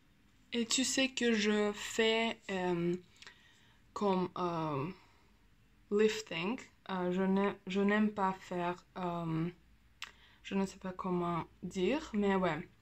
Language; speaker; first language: French; non-native, learner; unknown